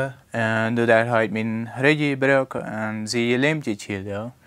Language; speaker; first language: German; non-native, local second language; Plautdietsch